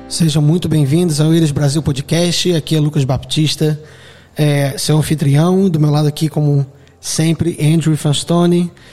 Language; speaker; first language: Portuguese; native; Portuguese